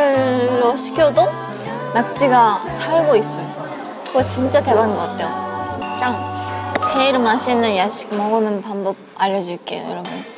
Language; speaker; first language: Korean; non-native, fluent; Japanese